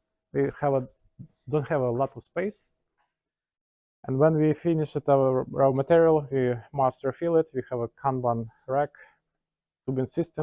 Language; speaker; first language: English; non-native, learner; Ukrainian